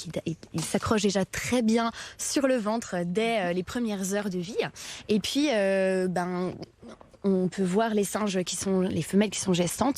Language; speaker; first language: French; native; French